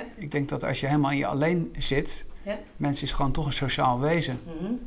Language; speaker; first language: Dutch; native; Dutch